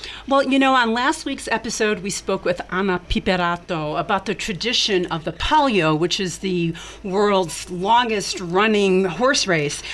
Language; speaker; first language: English; native; English